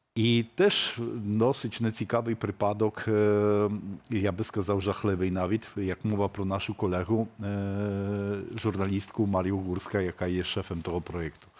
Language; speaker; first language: Ukrainian; early bilingual, heritage; Ukrainian